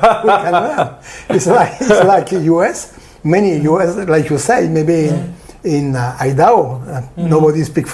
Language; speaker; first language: English; non-native, learner; French